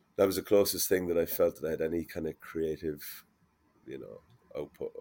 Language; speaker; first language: English; native; English